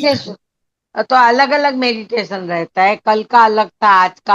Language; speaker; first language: Hindi; non-native, local second language; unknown